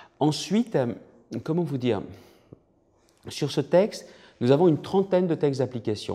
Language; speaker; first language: French; native; French